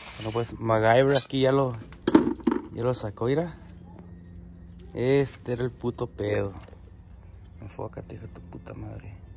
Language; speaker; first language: Spanish; early bilingual, heritage; Spanish